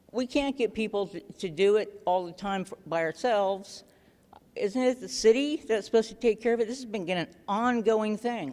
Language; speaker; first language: English; native; English